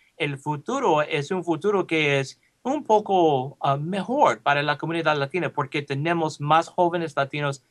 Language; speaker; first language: Spanish; early bilingual, heritage; Spanish